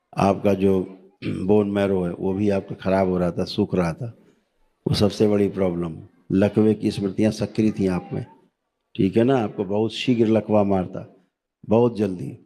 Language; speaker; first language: Hindi; native; Hindi